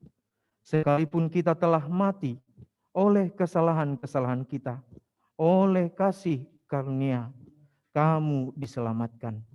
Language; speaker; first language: Indonesian; native; Indonesian